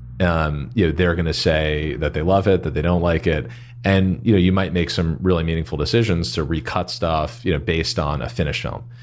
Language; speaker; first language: English; native; English